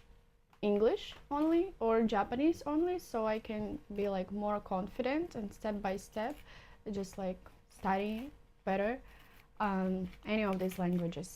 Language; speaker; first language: English; non-native, fluent; Russian